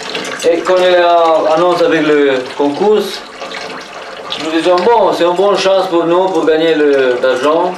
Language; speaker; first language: French; non-native, learner; Romanian